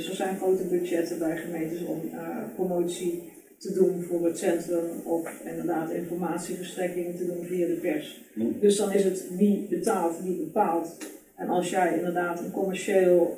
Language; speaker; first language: Dutch; native; Dutch